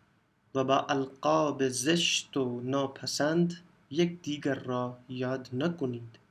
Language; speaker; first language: Persian; non-native, fluent; Urdu